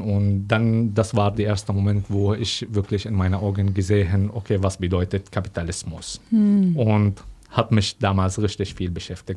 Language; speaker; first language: German; non-native, fluent; Arabic